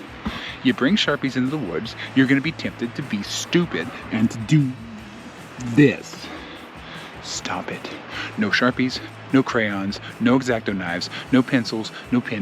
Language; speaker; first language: English; native; English